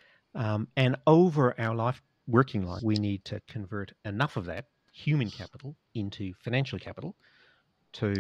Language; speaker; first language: English; native; English